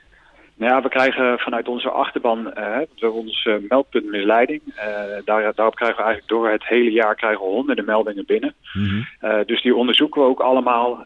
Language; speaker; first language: Dutch; native; Dutch